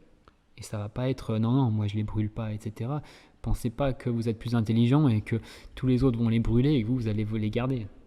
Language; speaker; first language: French; native; French